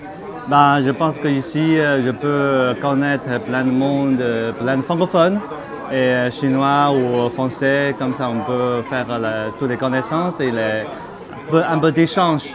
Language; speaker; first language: French; non-native, fluent; Chinese